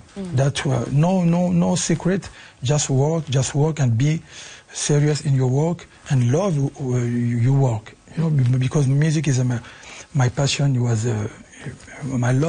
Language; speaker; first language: English; non-native, learner; Lingala